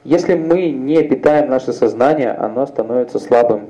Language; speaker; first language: Russian; native; Russian